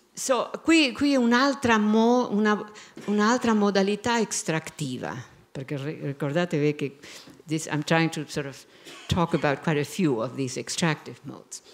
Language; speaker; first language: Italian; non-native, fluent; Spanish